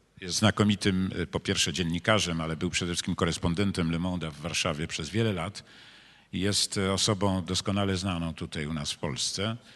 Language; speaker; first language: Polish; native; Polish